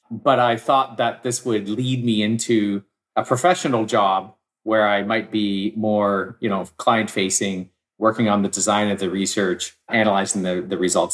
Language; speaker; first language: English; native; English